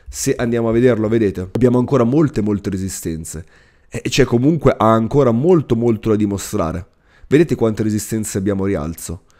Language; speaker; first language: Italian; native; Italian